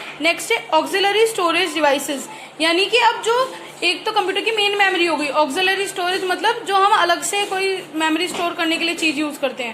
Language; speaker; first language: Hindi; native; Hindi